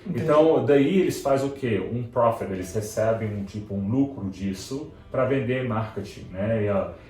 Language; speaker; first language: Portuguese; native; Portuguese